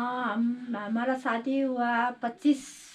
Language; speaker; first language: Hindi; non-native, local second language; Nepali